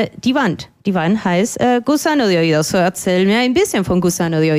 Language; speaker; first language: German; non-native, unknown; Spanish